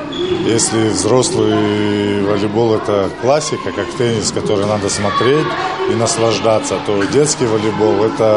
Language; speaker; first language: Russian; native; Russian